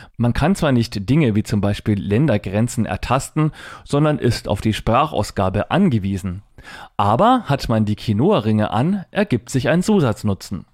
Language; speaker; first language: German; native; German